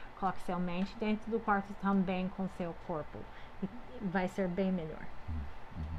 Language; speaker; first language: Portuguese; non-native, fluent; English